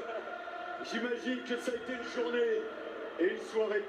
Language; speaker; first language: French; native; French